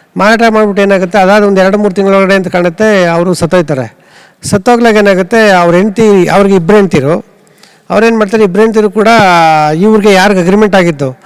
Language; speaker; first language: Kannada; native; Kannada